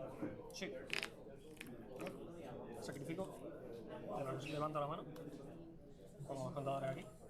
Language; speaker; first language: Spanish; native; Spanish